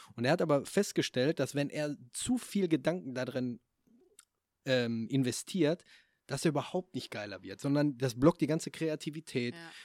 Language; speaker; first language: German; native; German